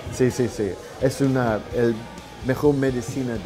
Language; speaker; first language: Spanish; non-native, learner; English